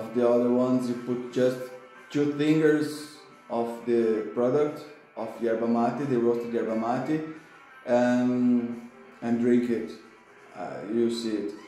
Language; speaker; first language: English; non-native, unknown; Portuguese